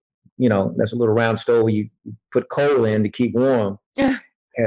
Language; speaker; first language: English; native; English